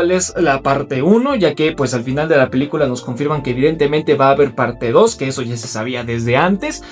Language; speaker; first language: Spanish; native; Spanish